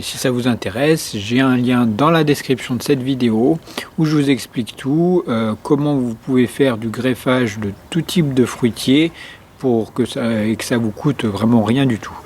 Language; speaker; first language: French; native; French